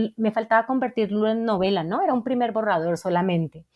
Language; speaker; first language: Spanish; native; Spanish